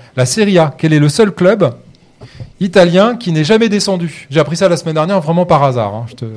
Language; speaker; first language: French; native; French